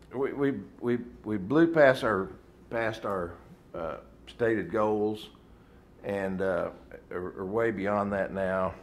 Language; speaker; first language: English; native; English